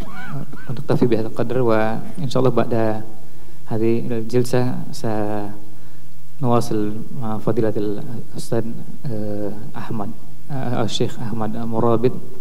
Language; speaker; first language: Arabic; non-native, fluent; Indonesian